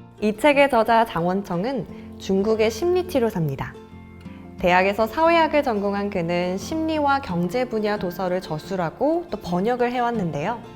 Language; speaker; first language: Korean; native; Korean